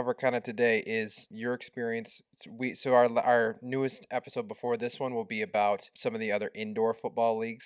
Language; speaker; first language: English; native; English